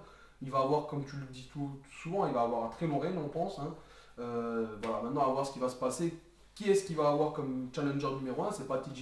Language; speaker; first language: French; native; French